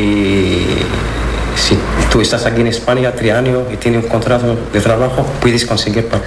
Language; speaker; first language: Spanish; non-native, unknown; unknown